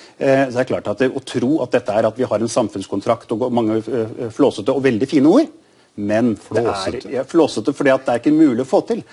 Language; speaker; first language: Norwegian; native; Norwegian